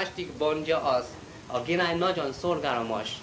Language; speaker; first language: Hungarian; non-native, learner; Chinese